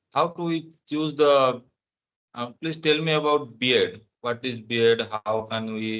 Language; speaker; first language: English; non-native, learner; Odia